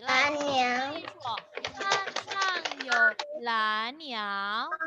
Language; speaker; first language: Chinese; non-native, fluent; Indonesian